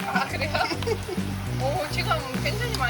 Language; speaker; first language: Korean; non-native, learner; Russian